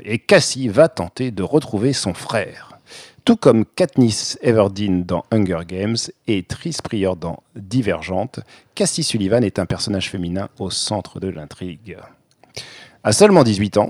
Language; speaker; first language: French; native; French